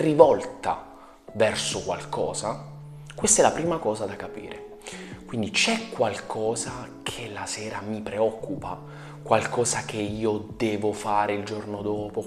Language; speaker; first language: Italian; native; Italian